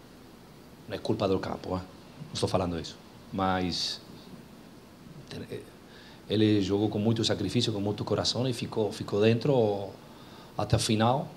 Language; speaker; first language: Portuguese; non-native, fluent; Spanish